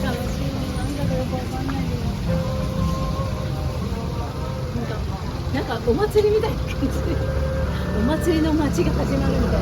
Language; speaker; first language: Japanese; native; Japanese